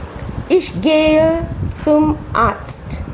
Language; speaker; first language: German; non-native, fluent; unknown